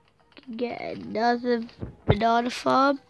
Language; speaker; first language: English; native; English